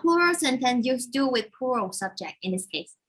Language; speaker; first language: English; non-native, fluent; Thai